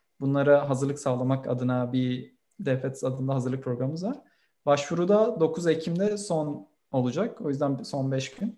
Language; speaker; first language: Turkish; native; Turkish